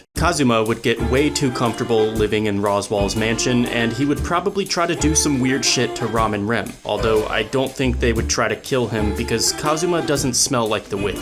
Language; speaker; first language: English; native; English